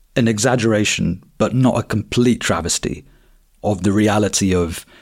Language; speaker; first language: English; native; English